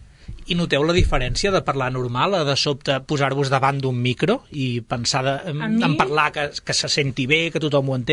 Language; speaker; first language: Catalan; native; Catalan